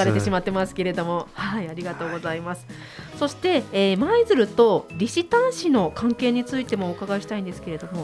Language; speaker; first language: Japanese; native; Japanese